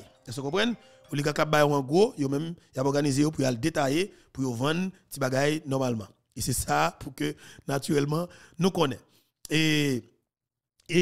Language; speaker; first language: French; non-native, local second language; Haitian Creole